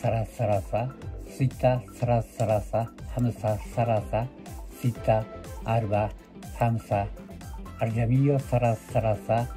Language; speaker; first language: Arabic; non-native, learner; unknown